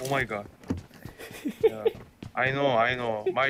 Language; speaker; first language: English; non-native, learner; Korean